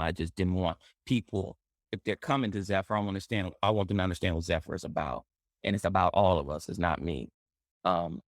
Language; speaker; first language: English; native; English